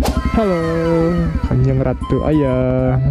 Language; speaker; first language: Indonesian; native; Indonesian